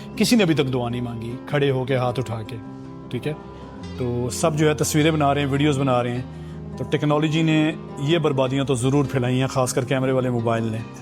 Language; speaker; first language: Urdu; native; Urdu